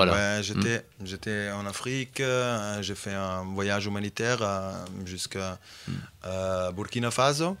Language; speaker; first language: French; non-native, fluent; Bosnian